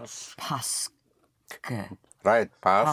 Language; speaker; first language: French; non-native, fluent; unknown